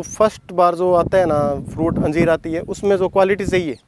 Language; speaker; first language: Hindi; native; Hindi